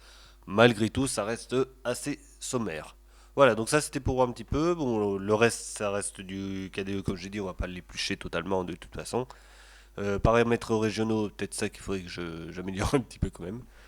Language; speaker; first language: French; native; French